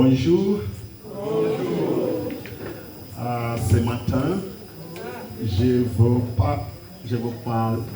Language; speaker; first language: French; non-native, learner; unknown